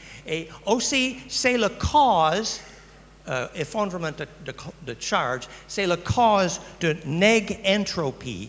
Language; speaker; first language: French; non-native, learner; English